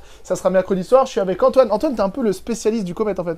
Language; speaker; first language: French; native; French